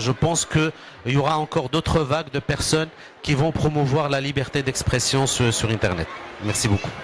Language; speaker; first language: French; non-native, local second language; Arabic